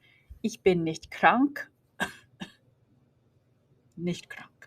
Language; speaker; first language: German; non-native, fluent; English